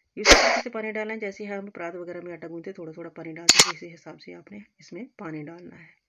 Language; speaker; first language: Hindi; native; Hindi